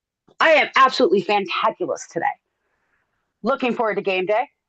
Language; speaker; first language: English; native; English